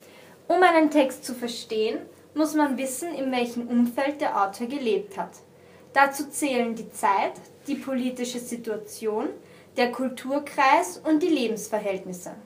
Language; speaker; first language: German; native; German